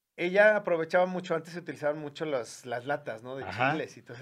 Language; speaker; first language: Spanish; native; Spanish